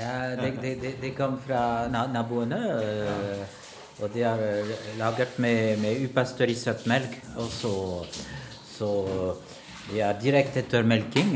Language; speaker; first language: Norwegian; non-native, learner; French